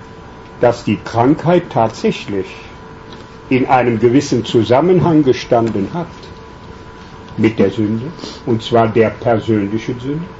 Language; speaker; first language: German; native; German